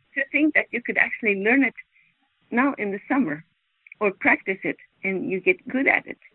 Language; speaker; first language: English; non-native, fluent; Swedish